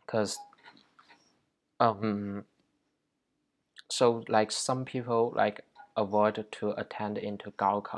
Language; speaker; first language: English; non-native, learner; Chinese